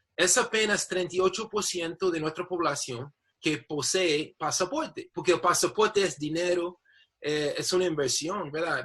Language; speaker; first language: Spanish; non-native, fluent; English